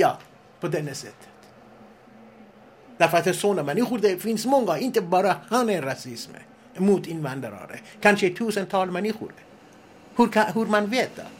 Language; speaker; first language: Swedish; non-native, fluent; Persian